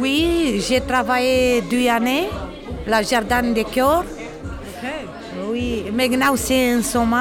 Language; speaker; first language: French; non-native, learner; Romanian